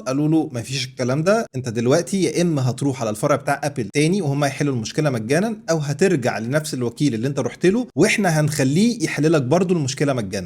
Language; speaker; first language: Arabic; native; Arabic